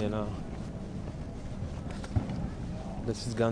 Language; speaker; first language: German; non-native, fluent; Serbian